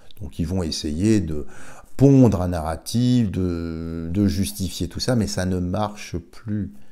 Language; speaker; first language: French; native; French